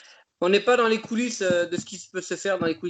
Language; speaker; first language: French; native; French